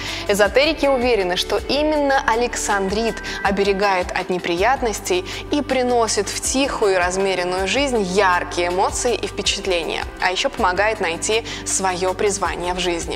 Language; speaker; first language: Russian; native; Russian